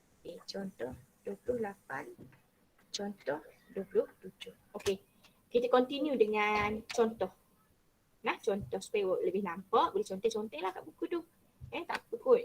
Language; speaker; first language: Malay; native; Malay